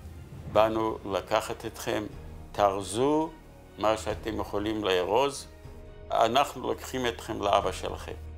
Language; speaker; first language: Hebrew; non-native, fluent; Yiddish